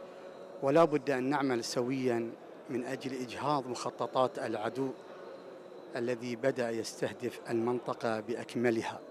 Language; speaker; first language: Arabic; native; Arabic